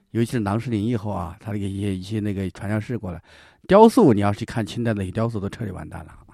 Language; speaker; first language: Chinese; native; Chinese